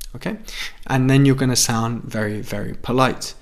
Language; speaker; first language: English; native; English